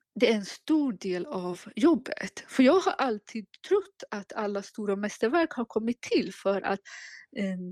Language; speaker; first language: Swedish; non-native, fluent; Baluchi